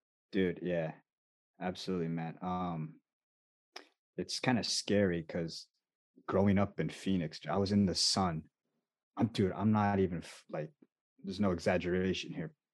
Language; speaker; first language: English; native; English